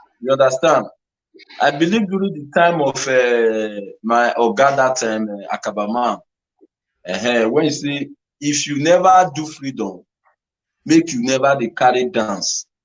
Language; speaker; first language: Nigerian Pidgin; non-native, local second language; Bini